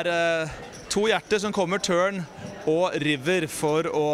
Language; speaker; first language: Norwegian; native; Norwegian